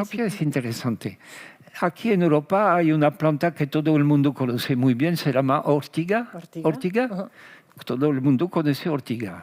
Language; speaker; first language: Spanish; non-native, fluent; French